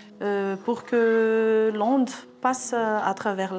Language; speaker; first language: French; non-native, local second language; Malagasy